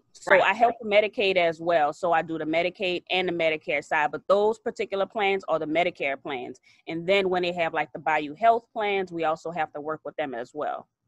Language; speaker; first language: English; native; English